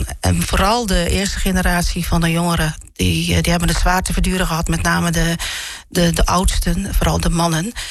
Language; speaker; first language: Dutch; early bilingual, other home language; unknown